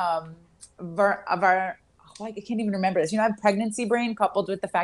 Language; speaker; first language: English; native; English